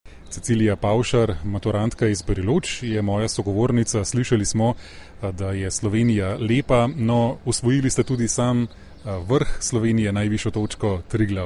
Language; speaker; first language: Slovenian; native; Slovenian